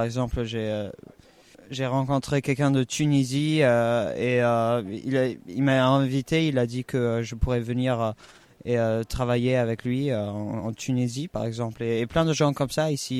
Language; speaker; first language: French; non-native, fluent; German